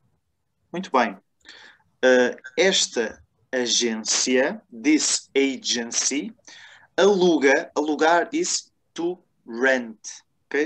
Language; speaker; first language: Portuguese; non-native, fluent; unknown